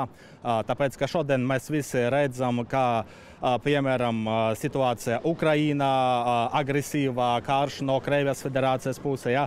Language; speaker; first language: Latvian; non-native, fluent; Russian